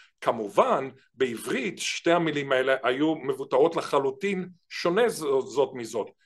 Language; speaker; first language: Hebrew; native; Hebrew